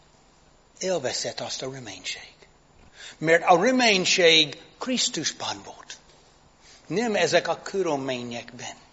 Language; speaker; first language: Hungarian; non-native, fluent; English